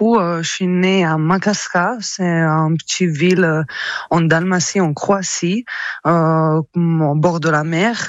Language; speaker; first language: French; non-native, fluent; Croatian